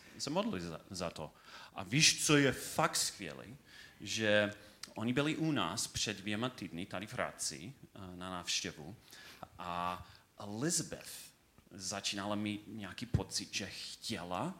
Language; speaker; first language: Czech; non-native, learner; English